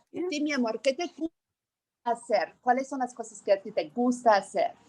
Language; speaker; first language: Spanish; non-native, fluent; English